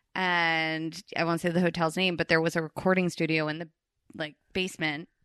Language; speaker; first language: English; native; English